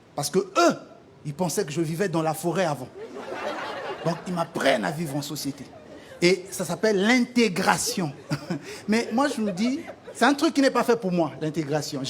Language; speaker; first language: French; non-native, local second language; Lingala